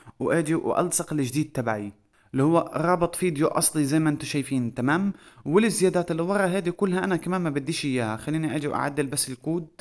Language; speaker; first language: Arabic; native; Arabic